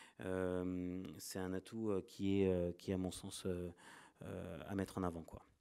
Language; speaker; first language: French; native; French